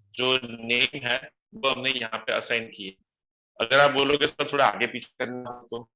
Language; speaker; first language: Hindi; non-native, local second language; Gujarati